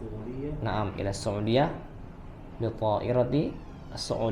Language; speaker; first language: Arabic; non-native, fluent; Indonesian